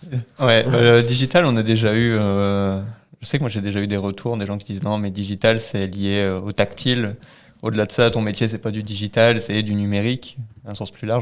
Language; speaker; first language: French; native; French